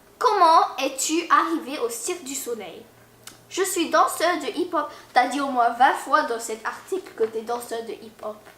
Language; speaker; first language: French; early bilingual, heritage; French